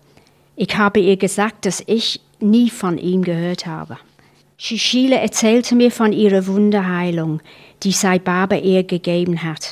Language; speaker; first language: German; non-native, fluent; English